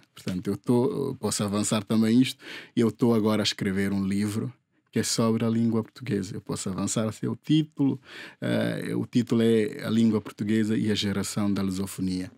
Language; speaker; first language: Portuguese; non-native, local second language; Upper Guinea Crioulo